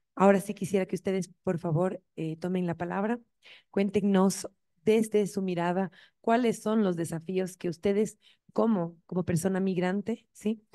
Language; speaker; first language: Spanish; native; Spanish